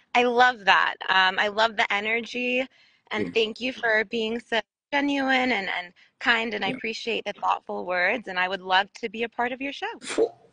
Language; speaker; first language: English; native; English